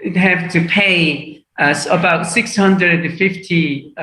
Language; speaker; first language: English; non-native, fluent; Korean